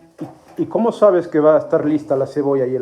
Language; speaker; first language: Spanish; native; Spanish